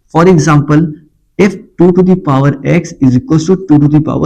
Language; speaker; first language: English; non-native, local second language; Hindi